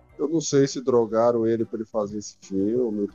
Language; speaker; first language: Portuguese; native; Portuguese